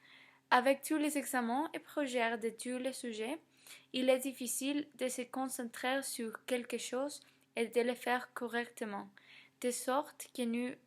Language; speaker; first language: French; non-native, learner; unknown